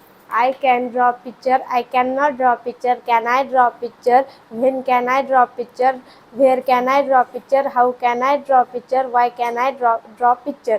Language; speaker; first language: English; non-native, learner; Marathi